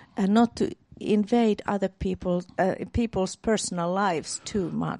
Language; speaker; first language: English; non-native, fluent; Finnish